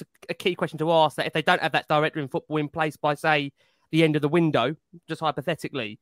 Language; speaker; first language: English; native; English